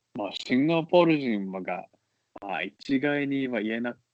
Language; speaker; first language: Japanese; non-native, fluent; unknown